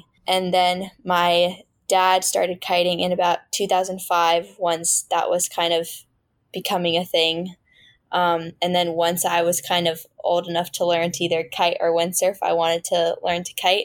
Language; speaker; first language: English; native; English